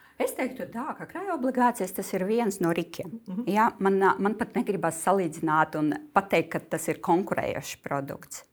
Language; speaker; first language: Latvian; non-native, local second language; Russian